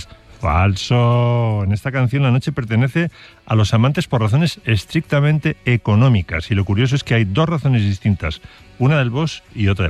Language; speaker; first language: Spanish; native; Spanish